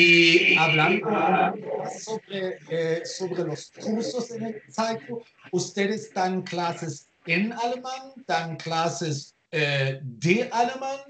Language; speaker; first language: Spanish; non-native, fluent; German